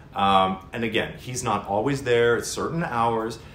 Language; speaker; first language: English; native; English